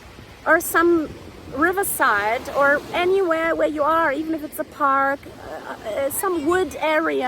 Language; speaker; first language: English; non-native, fluent; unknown